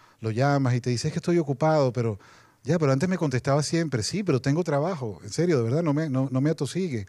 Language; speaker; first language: Spanish; native; Spanish